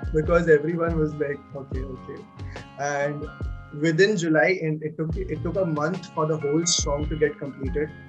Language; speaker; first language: English; non-native, local second language; Hindi